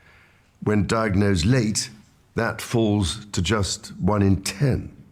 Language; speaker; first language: English; native; English